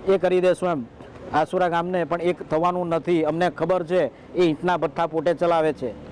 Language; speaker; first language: Gujarati; native; Gujarati